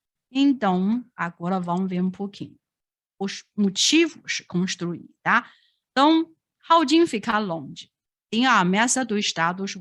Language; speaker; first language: Portuguese; non-native, fluent; Chinese